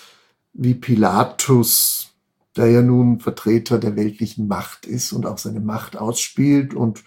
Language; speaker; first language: German; native; German